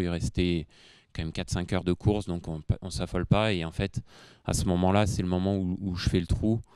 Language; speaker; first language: French; native; French